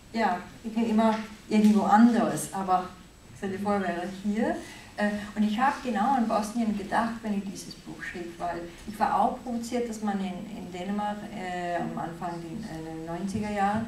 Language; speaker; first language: German; non-native, fluent; Danish